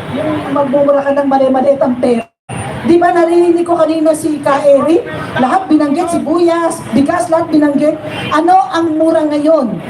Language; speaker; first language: Filipino; native; Filipino